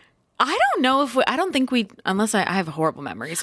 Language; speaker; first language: English; native; English